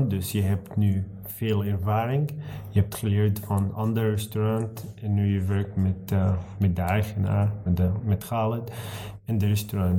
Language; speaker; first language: Dutch; non-native, learner; Arabic